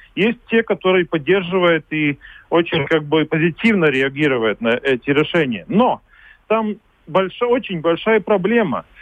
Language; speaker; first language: Russian; non-native, local second language; Latvian